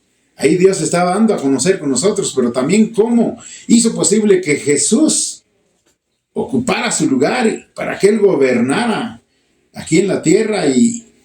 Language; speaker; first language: Spanish; native; Spanish